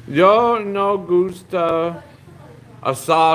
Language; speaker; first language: Spanish; non-native, learner; English